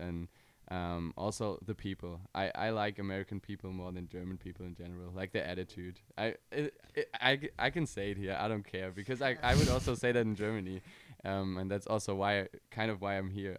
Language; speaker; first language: English; non-native, fluent; German